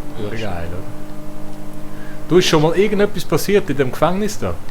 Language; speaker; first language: German; native; German